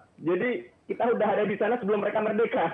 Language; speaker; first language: Indonesian; native; Indonesian